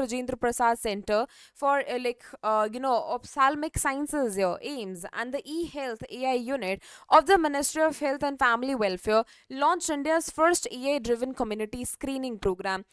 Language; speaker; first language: English; non-native, local second language; Hindi